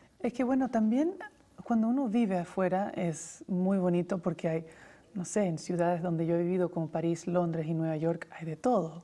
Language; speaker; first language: Spanish; native; Spanish